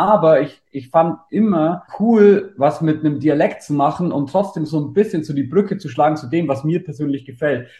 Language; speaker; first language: German; native; German